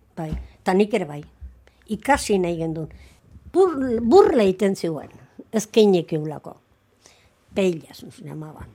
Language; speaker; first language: Basque; native; Basque